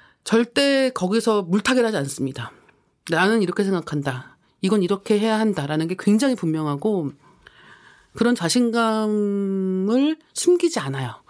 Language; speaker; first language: Korean; native; Korean